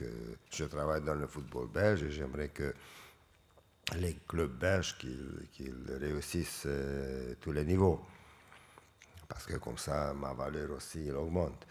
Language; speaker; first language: French; non-native, fluent; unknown